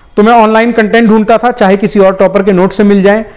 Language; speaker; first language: Hindi; native; Hindi